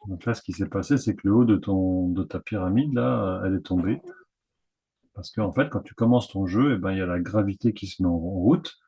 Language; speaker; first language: French; native; French